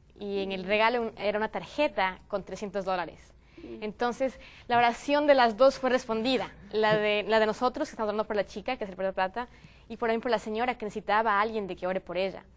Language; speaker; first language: Spanish; native; Spanish